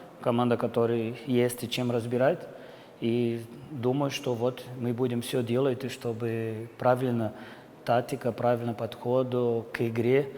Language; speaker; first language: Russian; non-native, fluent; Portuguese